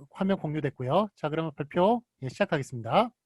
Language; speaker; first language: Korean; native; Korean